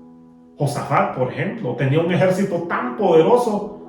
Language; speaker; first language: Spanish; native; Spanish